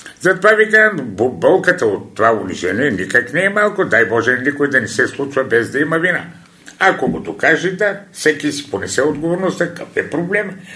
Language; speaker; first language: Bulgarian; non-native, local second language; Turkish